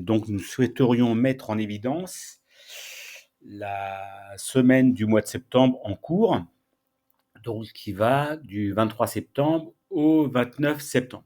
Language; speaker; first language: French; native; French